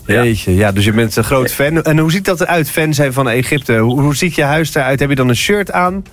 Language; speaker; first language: Dutch; native; Dutch